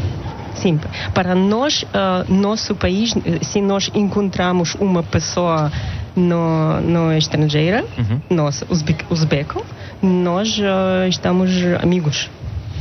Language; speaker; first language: Portuguese; non-native, local second language; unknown